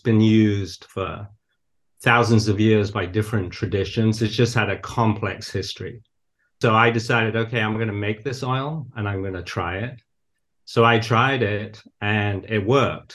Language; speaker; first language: English; native; English